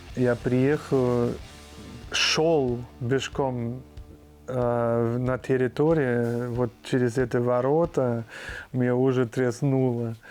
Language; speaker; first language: Russian; non-native, fluent; German